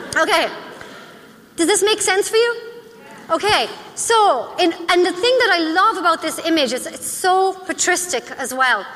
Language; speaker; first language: English; native; English